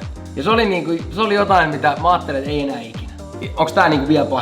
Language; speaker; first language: Finnish; native; Finnish